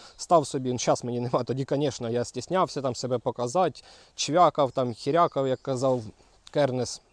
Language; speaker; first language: Ukrainian; non-native, local second language; Russian